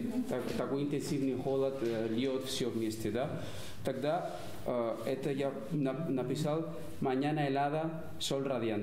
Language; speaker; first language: Russian; non-native, fluent; Spanish